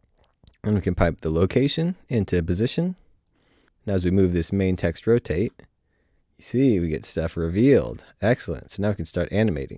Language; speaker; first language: English; native; English